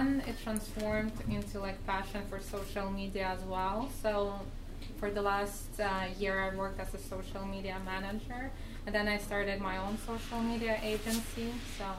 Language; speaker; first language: English; non-native, fluent; Russian